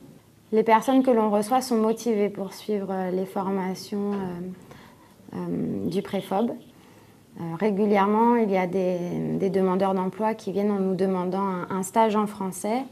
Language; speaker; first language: French; native; French